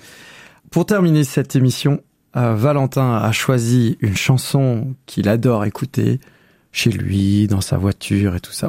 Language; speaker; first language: French; native; French